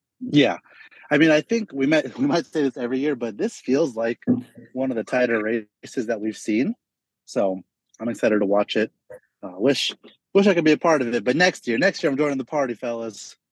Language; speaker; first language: English; native; English